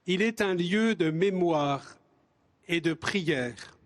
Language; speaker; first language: French; native; French